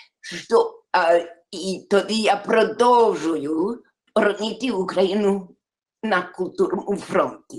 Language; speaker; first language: Ukrainian; early bilingual, heritage; English